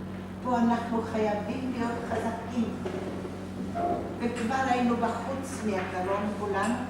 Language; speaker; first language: Hebrew; non-native, fluent; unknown